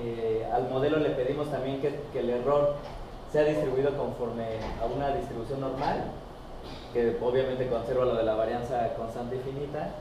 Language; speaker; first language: Spanish; native; Spanish